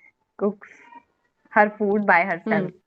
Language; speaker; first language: English; non-native, learner; Hindi